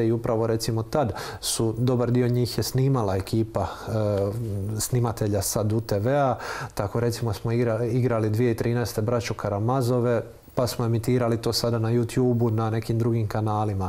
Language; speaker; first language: Croatian; native; Croatian